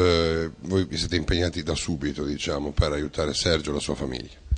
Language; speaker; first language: Italian; native; Italian